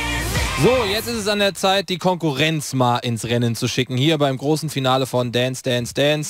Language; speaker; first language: German; native; German